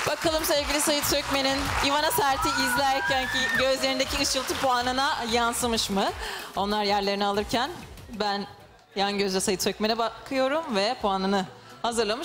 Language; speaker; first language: Turkish; native; Turkish